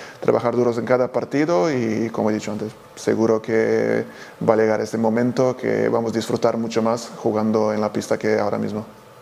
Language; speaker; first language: Spanish; non-native, fluent; Serbian